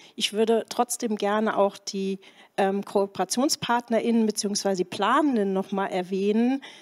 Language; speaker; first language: German; native; German